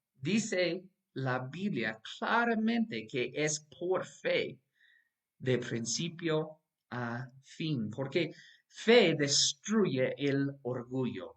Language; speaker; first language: Spanish; non-native, fluent; English